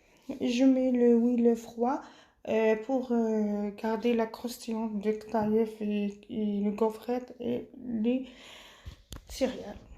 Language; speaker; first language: French; non-native, local second language; Arabic